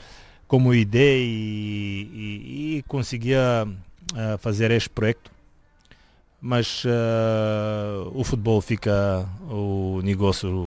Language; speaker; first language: Portuguese; non-native, fluent; Bulgarian